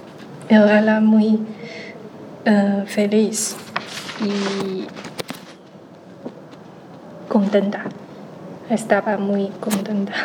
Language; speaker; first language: Spanish; non-native, learner; Chinese